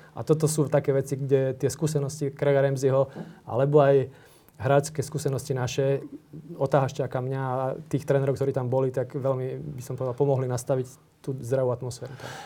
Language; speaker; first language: Slovak; native; Slovak